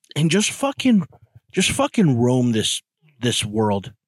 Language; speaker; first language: English; native; English